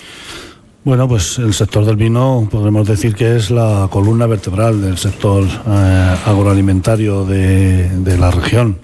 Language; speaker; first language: Spanish; native; Spanish